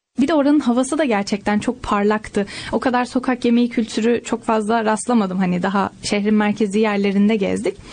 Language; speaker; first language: Turkish; native; Turkish